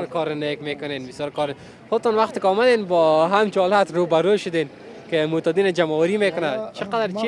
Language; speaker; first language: Persian; native; Persian